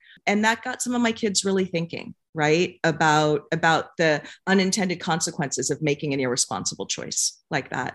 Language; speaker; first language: English; native; English